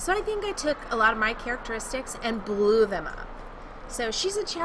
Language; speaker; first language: English; native; English